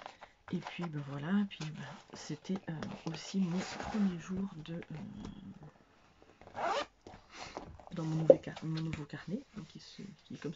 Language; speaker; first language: French; native; French